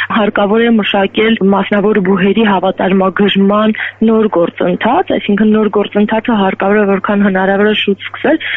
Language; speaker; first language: Armenian; native; Armenian